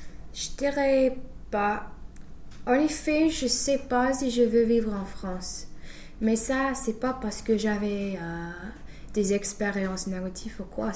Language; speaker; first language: French; non-native, fluent; English